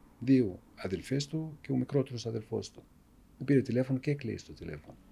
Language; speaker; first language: Greek; non-native, fluent; Arabic